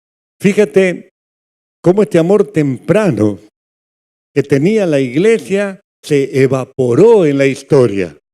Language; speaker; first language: Spanish; native; Spanish